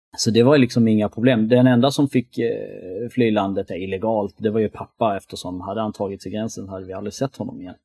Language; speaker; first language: Swedish; early bilingual, other home language; Albanian